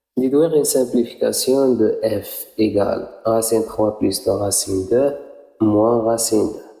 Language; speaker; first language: French; non-native, local second language; Arabic